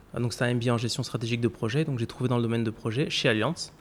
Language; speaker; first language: French; native; French